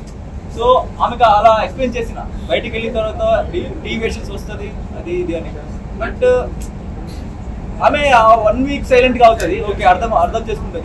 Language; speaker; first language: Telugu; non-native, local second language; Kannada